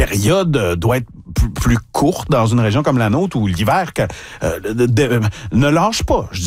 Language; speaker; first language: French; native; French